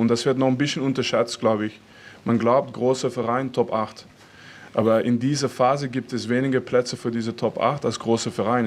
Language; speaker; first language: German; non-native, fluent; French